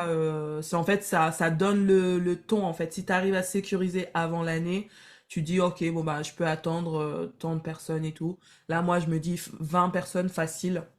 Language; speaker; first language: French; native; French